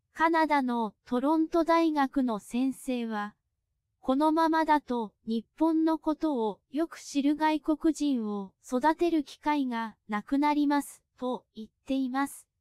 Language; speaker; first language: Japanese; non-native, fluent; Cantonese